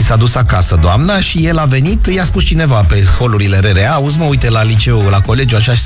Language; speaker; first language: Romanian; native; Romanian